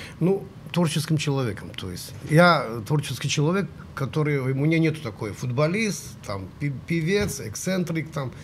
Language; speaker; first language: Russian; non-native, fluent; Georgian